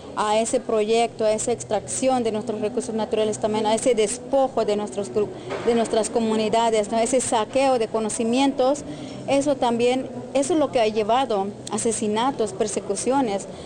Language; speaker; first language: Spanish; non-native, local second language; Tzotzil